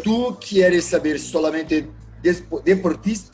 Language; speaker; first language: Spanish; non-native, learner; Portuguese